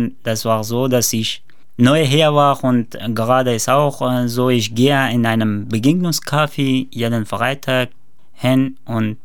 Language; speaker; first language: German; non-native, learner; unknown